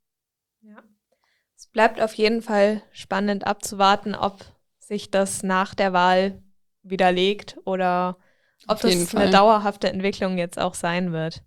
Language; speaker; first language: German; native; German